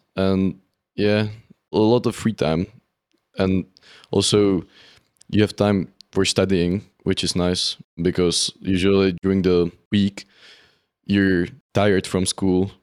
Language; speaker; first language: English; non-native, fluent; Czech